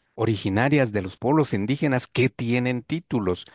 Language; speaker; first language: Spanish; non-native, local second language; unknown